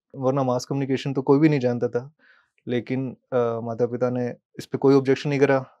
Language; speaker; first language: Hindi; native; Hindi